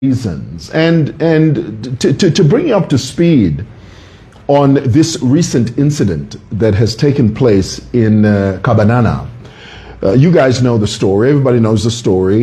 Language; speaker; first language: English; non-native, local second language; Bemba